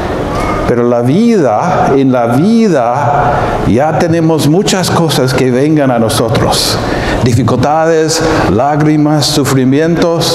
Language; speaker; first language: Spanish; non-native, fluent; English